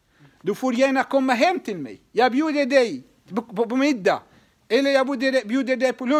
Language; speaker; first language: Swedish; non-native, fluent; Arabic